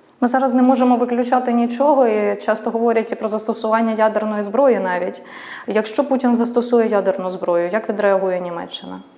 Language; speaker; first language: Ukrainian; native; Ukrainian